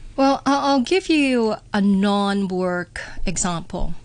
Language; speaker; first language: English; native; English